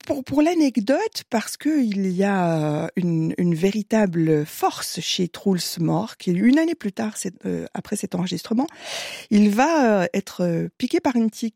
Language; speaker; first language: French; native; French